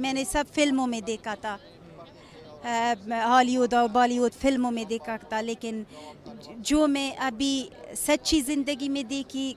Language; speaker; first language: Hindi; non-native, fluent; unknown